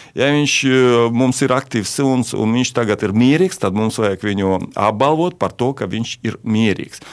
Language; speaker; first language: Latvian; non-native, local second language; Russian